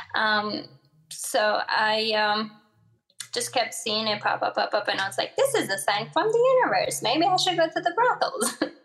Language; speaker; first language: English; early bilingual, other home language; Arabic